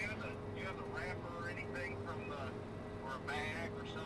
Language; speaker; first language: English; native; English